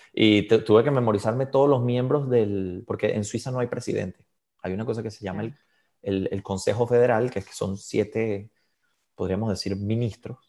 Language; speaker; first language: Spanish; native; Spanish